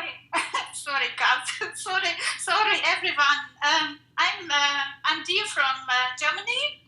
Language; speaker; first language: English; non-native, learner; Russian